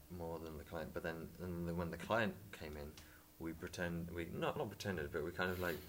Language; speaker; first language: English; native; English